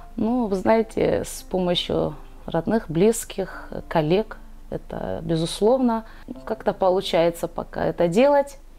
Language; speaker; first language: Russian; non-native, local second language; Karachay-Balkar